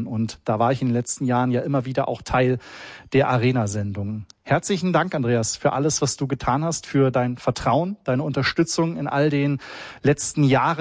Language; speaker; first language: German; native; German